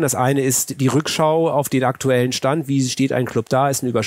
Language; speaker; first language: German; native; German